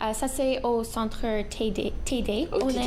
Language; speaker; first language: French; non-native, local second language; English